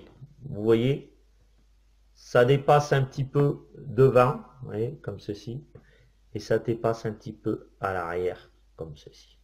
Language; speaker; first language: French; native; French